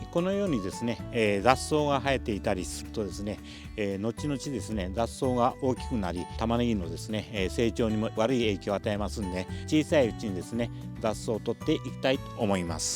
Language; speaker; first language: Japanese; native; Japanese